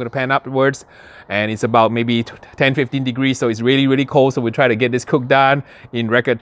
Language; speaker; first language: English; native; English